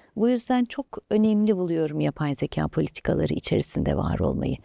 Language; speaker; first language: Turkish; native; Turkish